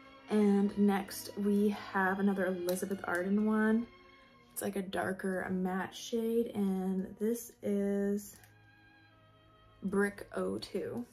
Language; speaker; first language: English; native; English